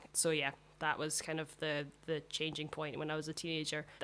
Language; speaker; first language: English; native; English